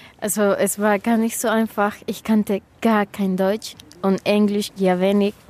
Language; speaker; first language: German; non-native, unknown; Spanish